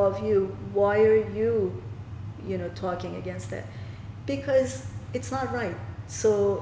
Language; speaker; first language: English; non-native, fluent; Persian